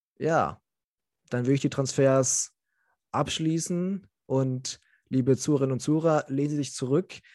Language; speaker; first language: German; native; German